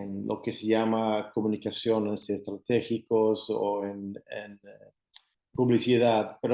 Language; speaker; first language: Spanish; non-native, fluent; Swedish